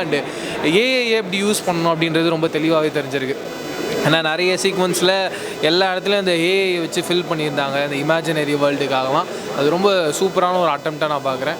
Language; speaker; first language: Tamil; native; Tamil